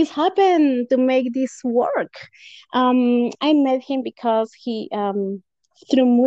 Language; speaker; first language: English; non-native, fluent; Spanish